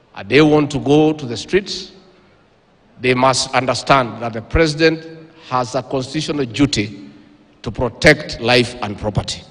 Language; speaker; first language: English; non-native, local second language; Kikuyu